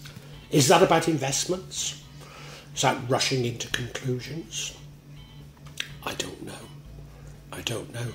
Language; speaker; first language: English; native; English